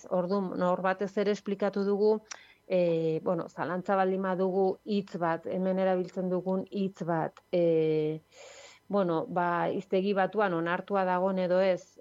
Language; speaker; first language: Basque; native; Basque